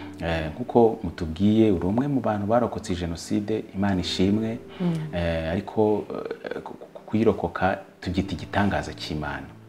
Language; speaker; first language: Kinyarwanda; native; Kinyarwanda